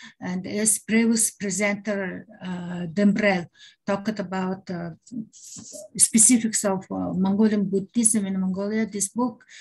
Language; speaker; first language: English; non-native, learner; Mongolian